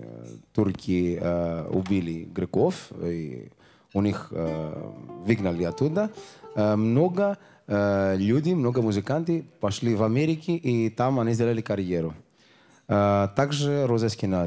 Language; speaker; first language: Russian; non-native, learner; Greek